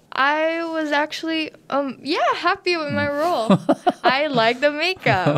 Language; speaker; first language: English; non-native, learner; Korean